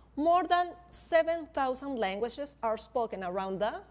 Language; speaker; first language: English; non-native, fluent; Spanish